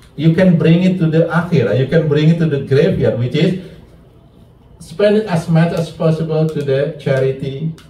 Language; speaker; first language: English; non-native, fluent; Indonesian